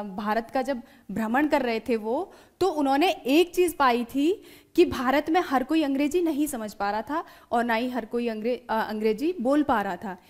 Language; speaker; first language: Hindi; native; Hindi